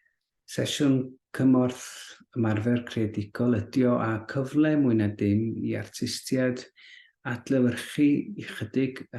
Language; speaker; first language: Welsh; native; Welsh